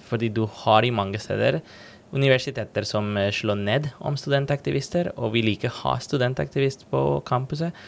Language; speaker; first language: Norwegian; non-native, fluent; Spanish